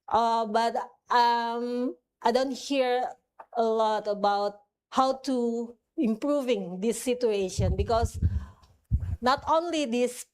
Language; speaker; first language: English; non-native, fluent; Indonesian